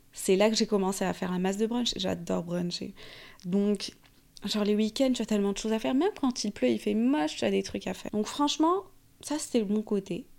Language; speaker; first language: French; non-native, fluent; Arabic